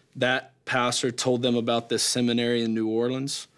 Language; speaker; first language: English; native; English